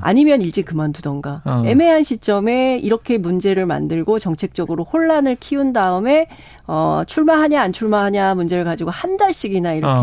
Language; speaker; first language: Korean; native; Korean